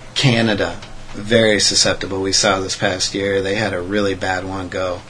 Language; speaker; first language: English; native; English